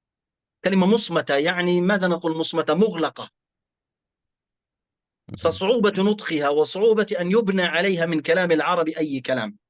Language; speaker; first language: Arabic; native; Arabic